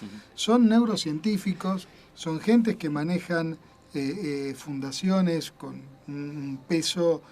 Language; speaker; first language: Spanish; native; Spanish